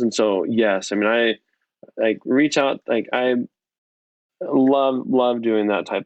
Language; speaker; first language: English; native; English